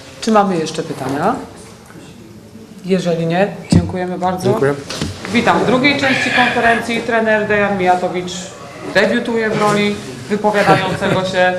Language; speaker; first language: Polish; native; Polish